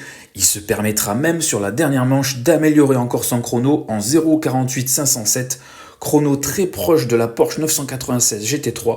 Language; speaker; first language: French; native; French